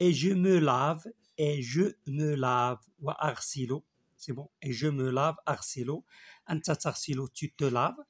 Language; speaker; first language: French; non-native, local second language; Arabic